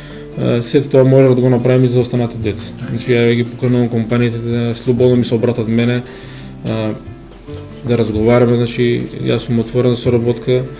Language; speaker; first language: Macedonian; native; Macedonian